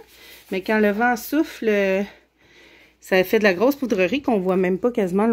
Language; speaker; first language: French; native; French